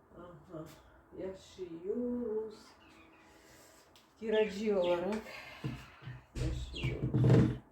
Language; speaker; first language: Turkish; non-native, learner; Russian